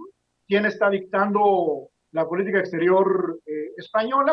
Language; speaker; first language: Spanish; native; Spanish